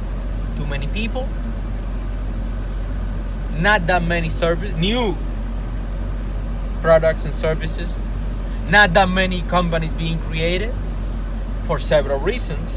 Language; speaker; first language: English; non-native, fluent; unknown